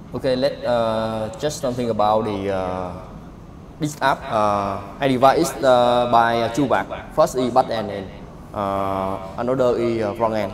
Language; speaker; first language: English; non-native, learner; Vietnamese